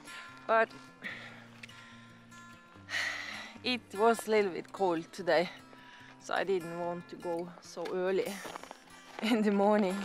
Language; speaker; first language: English; non-native, learner; Norwegian